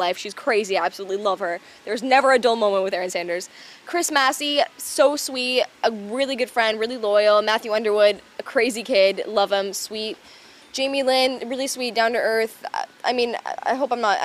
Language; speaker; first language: English; native; English